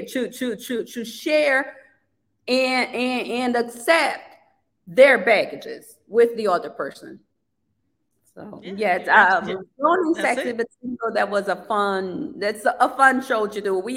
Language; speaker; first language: English; non-native, fluent; Portuguese